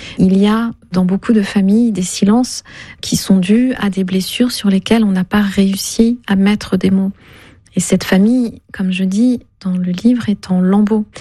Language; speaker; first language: French; non-native, local second language; Kinyarwanda